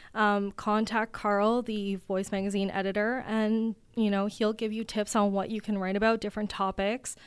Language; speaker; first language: English; native; English